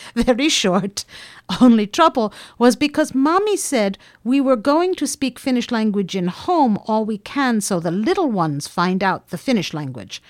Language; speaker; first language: English; non-native, fluent; Finnish